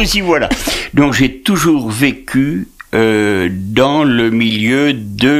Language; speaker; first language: French; native; French